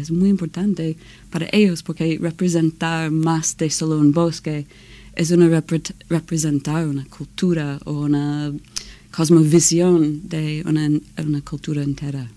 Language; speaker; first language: Spanish; non-native, learner; English